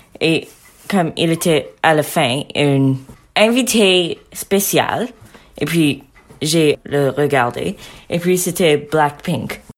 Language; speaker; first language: French; non-native, learner; English